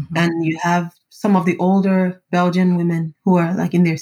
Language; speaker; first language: English; non-native, local second language; Yoruba